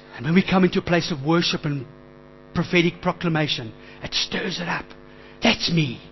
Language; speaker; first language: English; native; English